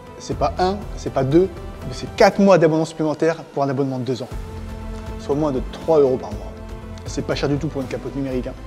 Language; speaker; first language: French; native; French